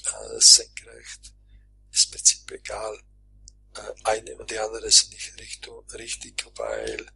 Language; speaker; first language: German; non-native, fluent; Croatian